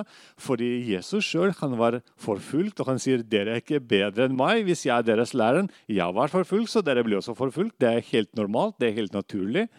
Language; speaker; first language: Norwegian; non-native, fluent; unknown